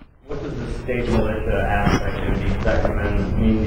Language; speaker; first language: English; native; English